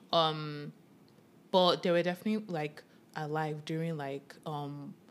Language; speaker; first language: English; non-native, local second language; Yoruba